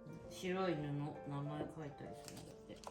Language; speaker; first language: Japanese; native; Japanese